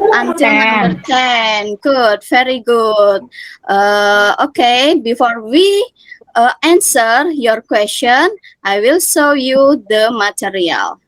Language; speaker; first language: English; non-native, fluent; Indonesian